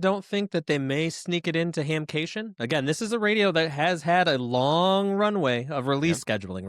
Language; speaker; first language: English; native; English